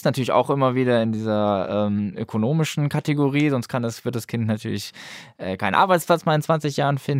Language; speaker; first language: German; native; German